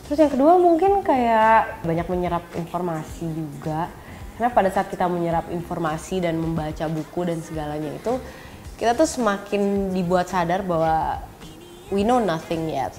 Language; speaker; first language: Indonesian; early bilingual, heritage; Indonesian